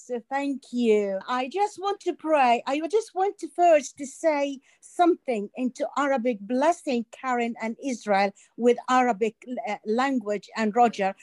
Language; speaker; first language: English; non-native, fluent; Arabic